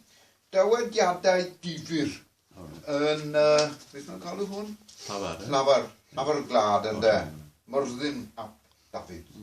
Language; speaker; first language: Welsh; non-native, fluent; English